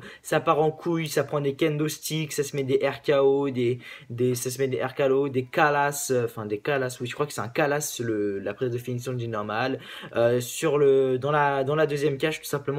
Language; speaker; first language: French; native; French